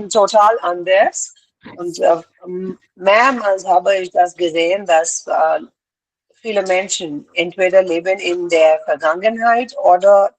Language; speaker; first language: German; non-native, learner; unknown